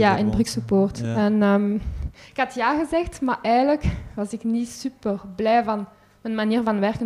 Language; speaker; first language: Dutch; non-native, local second language; French